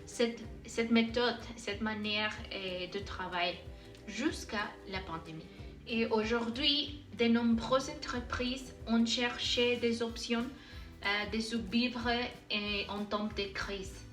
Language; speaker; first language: French; non-native, learner; Spanish